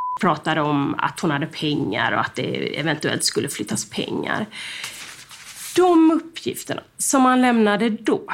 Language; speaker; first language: Swedish; native; Swedish